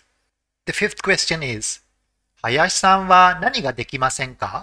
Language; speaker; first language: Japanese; non-native, fluent; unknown